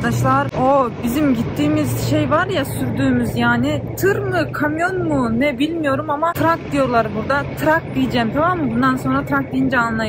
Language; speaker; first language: Turkish; non-native, fluent; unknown